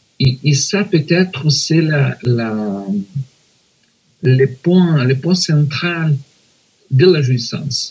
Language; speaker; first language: French; non-native, fluent; Portuguese